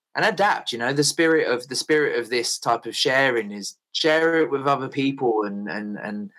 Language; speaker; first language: English; native; English